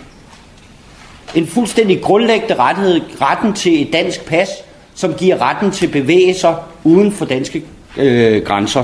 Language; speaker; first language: Danish; native; Danish